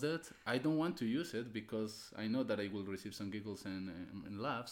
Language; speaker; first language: English; non-native, fluent; Spanish